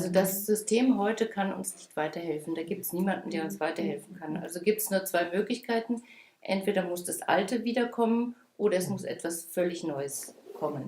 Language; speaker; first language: German; native; German